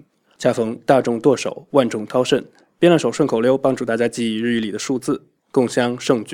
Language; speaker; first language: Chinese; native; Chinese